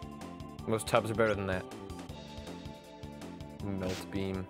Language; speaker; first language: English; native; English